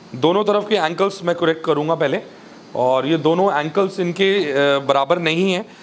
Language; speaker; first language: Hindi; native; Hindi